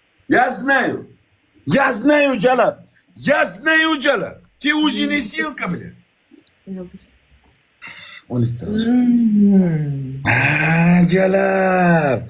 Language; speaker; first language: Russian; non-native, learner; Uzbek